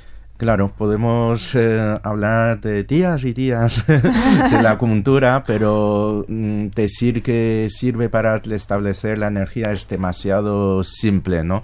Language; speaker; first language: Spanish; non-native, fluent; Chinese